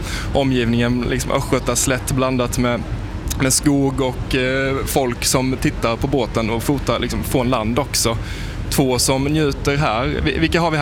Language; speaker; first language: Swedish; native; Swedish